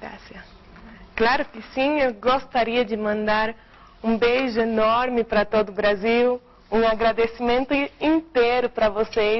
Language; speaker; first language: Portuguese; early bilingual, heritage; Spanish